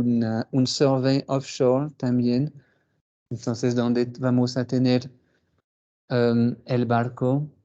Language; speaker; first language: Spanish; non-native, fluent; French